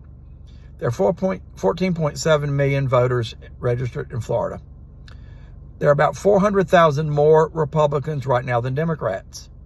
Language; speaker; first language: English; native; English